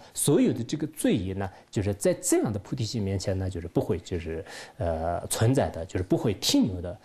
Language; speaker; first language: Chinese; non-native, local second language; Tibetan